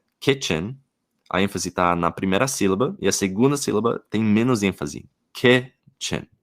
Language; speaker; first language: Portuguese; non-native, fluent; English